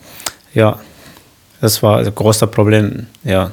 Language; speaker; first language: German; non-native, local second language; Kurdish